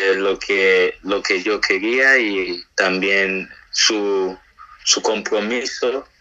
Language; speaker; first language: Spanish; non-native, fluent; Nigerian Pidgin